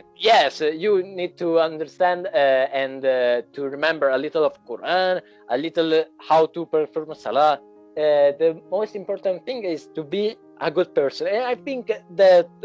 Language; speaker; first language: English; non-native, learner; Italian